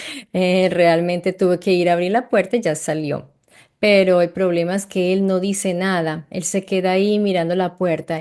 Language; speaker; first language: Spanish; native; Spanish